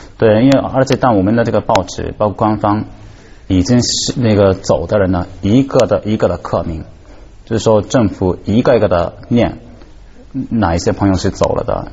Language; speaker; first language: Chinese; non-native, fluent; Japanese